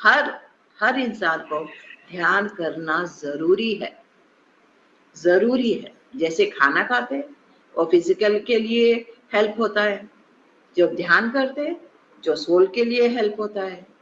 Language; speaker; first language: Hindi; non-native, local second language; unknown